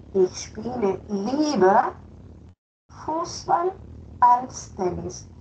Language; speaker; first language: German; non-native, fluent; Spanish